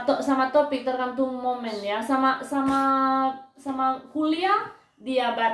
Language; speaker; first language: Indonesian; non-native, fluent; Spanish